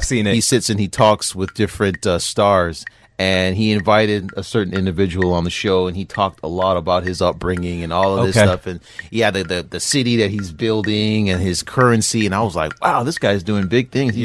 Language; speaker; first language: English; native; English